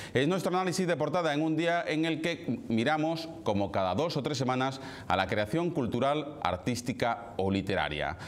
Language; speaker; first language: Spanish; native; Spanish